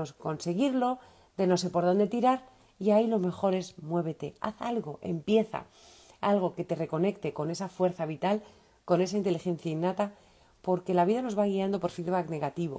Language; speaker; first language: Spanish; native; Spanish